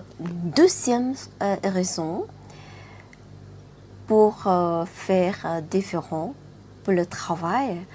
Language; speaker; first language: French; non-native, learner; Thai